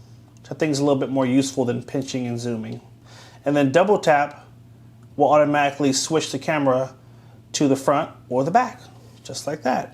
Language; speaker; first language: English; native; English